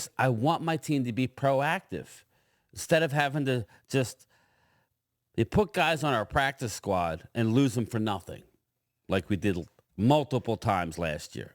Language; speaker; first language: English; native; English